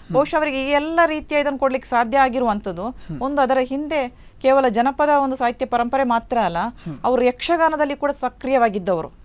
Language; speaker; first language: Kannada; non-native, local second language; Tulu